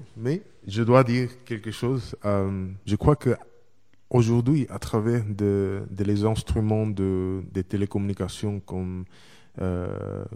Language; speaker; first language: French; non-native, fluent; Chinese